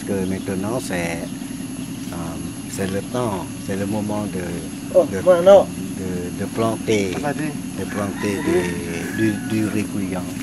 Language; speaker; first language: French; non-native, fluent; Lao